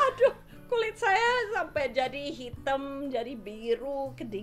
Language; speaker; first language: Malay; non-native, fluent; English